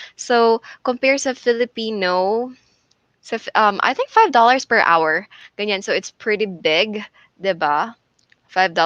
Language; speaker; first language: Filipino; non-native, local second language; Cebuano